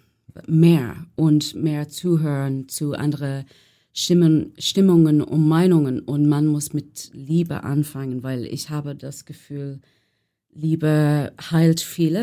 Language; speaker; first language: German; non-native, learner; English